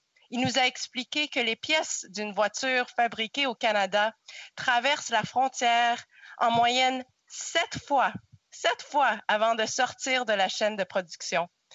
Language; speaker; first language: French; non-native, local second language; English